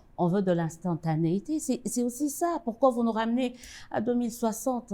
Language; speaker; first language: French; non-native, local second language; Lingala